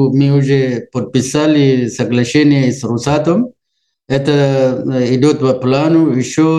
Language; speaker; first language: Russian; non-native, learner; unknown